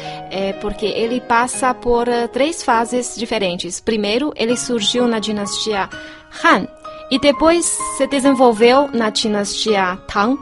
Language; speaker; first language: Portuguese; non-native, fluent; Chinese